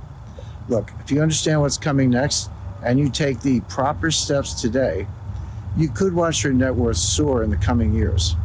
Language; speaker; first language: English; native; English